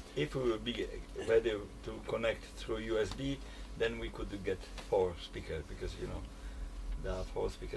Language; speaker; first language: English; non-native, fluent; Polish